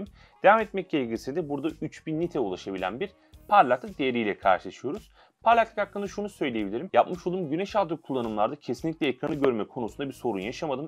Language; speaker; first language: Turkish; native; Turkish